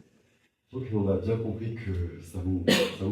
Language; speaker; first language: French; native; French